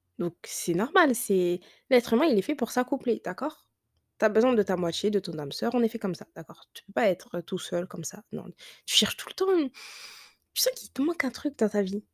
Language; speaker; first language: French; early bilingual, other home language; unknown